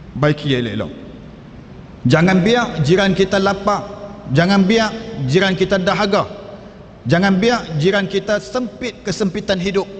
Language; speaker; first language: Malay; native; Malay